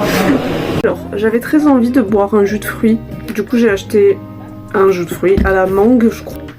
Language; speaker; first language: French; native; French